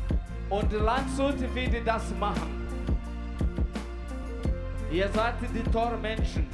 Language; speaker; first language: German; non-native, fluent; Kinyarwanda